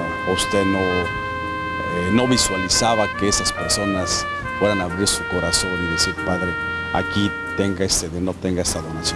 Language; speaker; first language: Spanish; native; Spanish